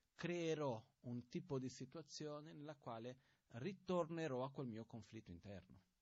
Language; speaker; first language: Italian; non-native, fluent; Portuguese